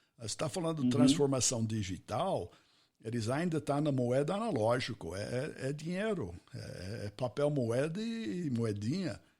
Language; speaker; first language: Portuguese; non-native, fluent; English